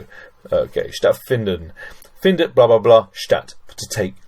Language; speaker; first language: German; non-native, fluent; English